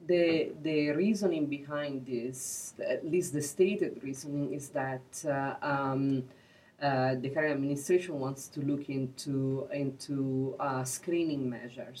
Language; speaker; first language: English; non-native, fluent; Italian